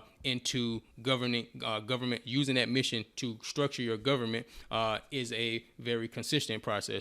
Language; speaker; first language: English; native; English